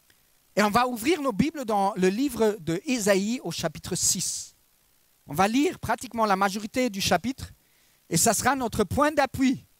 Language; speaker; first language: French; native; French